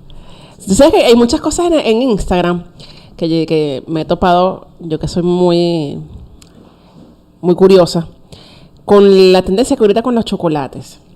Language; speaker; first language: Spanish; native; Spanish